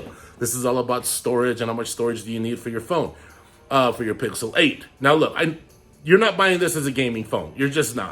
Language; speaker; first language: English; native; English